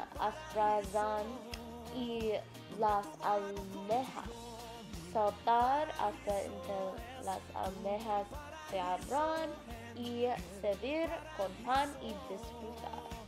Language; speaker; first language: Spanish; non-native, learner; English